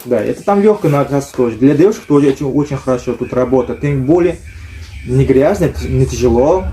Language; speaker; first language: Russian; non-native, learner; Uzbek